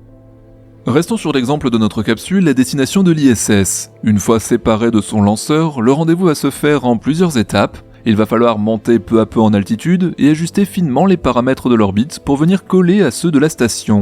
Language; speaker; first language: French; native; French